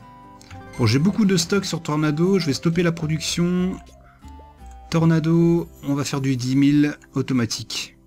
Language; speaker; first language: French; native; French